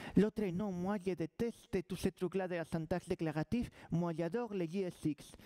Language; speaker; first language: French; non-native, fluent; Spanish